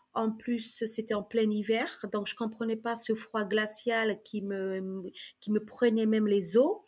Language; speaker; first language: French; early bilingual, other home language; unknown